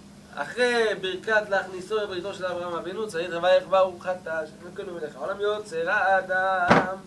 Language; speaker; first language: Hebrew; native; Hebrew